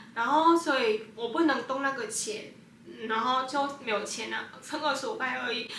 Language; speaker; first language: Chinese; non-native, fluent; Vietnamese